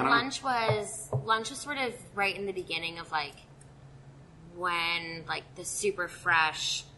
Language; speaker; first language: English; native; English